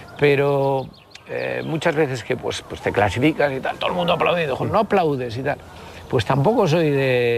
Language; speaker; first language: Spanish; native; Spanish